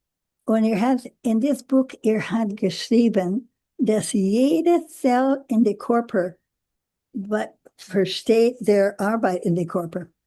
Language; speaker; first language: German; non-native, learner; English